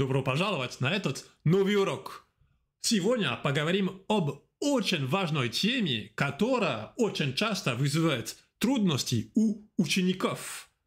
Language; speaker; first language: Russian; non-native, fluent; French